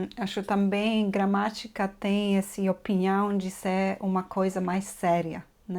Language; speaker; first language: Portuguese; non-native, learner; Polish